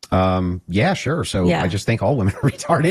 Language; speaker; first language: English; native; English